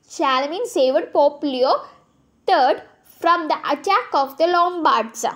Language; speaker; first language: English; non-native, local second language; Malayalam